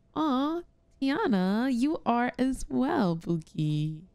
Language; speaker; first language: English; native; English